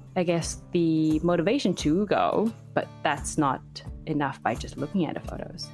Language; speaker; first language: English; non-native, fluent; Chinese